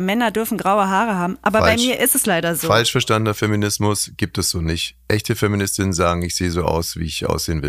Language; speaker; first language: German; native; German